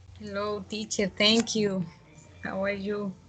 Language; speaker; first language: English; non-native, learner; Spanish